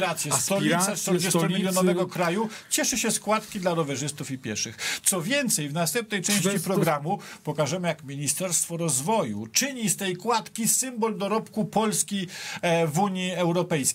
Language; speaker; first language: Polish; native; Polish